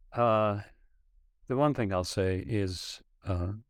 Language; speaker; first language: English; non-native, fluent; Ukrainian